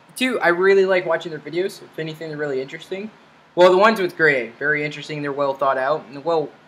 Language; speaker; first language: English; native; English